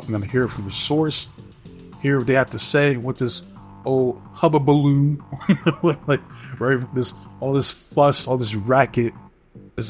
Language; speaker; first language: English; native; English